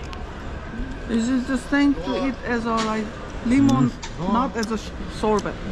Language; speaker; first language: English; non-native, learner; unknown